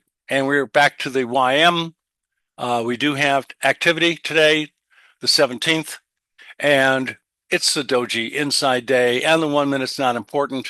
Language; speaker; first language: English; native; English